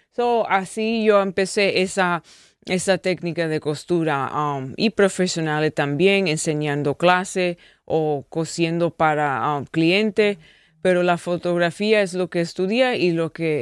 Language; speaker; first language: Spanish; early bilingual, heritage; English